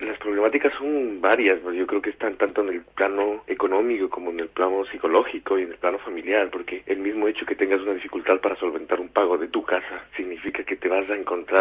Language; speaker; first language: Spanish; native; Spanish